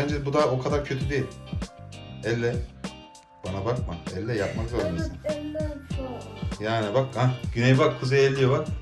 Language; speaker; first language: Turkish; early bilingual, heritage; Turkish